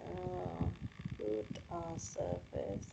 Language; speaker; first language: English; non-native, learner; Vietnamese